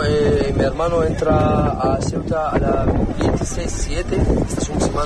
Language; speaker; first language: Spanish; non-native, learner; Arabic